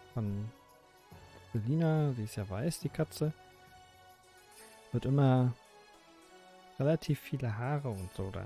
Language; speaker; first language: German; native; German